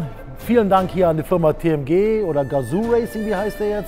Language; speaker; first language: German; native; German